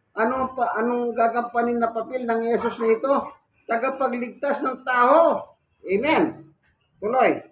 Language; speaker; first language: Filipino; non-native, local second language; Pampanga